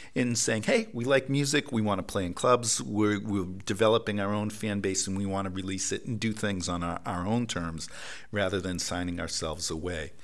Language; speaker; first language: English; native; English